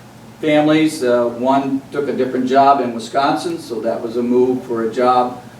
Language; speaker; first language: English; native; English